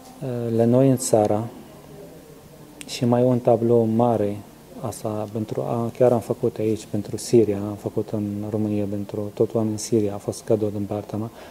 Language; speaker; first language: Romanian; non-native, learner; Arabic